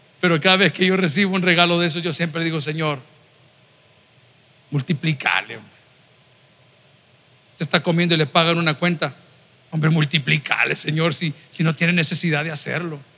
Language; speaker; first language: Spanish; native; Spanish